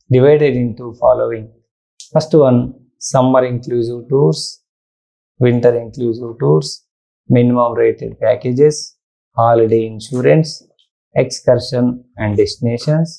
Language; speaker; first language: English; non-native, local second language; Telugu